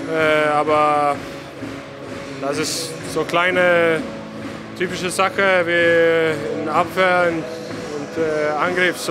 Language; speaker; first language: German; non-native, learner; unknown